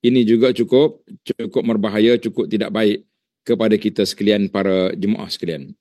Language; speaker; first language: Malay; native; Malay